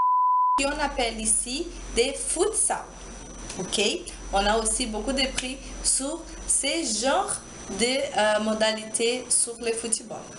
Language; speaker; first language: French; non-native, learner; Portuguese